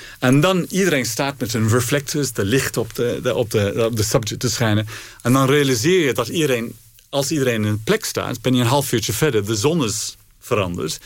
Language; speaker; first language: Dutch; non-native, fluent; English